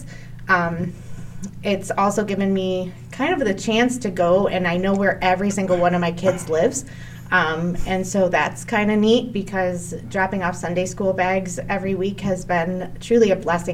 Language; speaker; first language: English; native; English